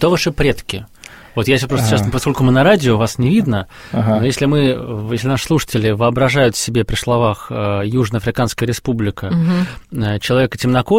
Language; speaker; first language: Russian; native; Russian